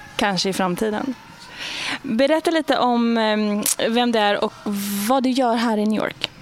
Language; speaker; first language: Swedish; native; Swedish